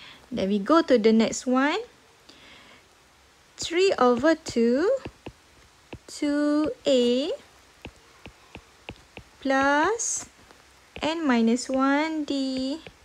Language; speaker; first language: English; non-native, local second language; Malay